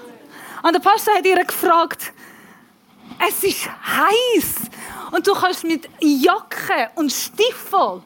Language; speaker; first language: German; non-native, learner; Persian